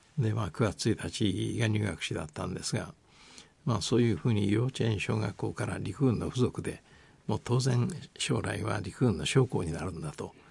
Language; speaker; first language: Japanese; native; Japanese